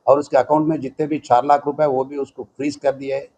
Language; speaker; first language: Hindi; non-native, local second language; Telugu